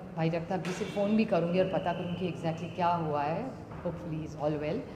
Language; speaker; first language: Hindi; non-native, local second language; Marathi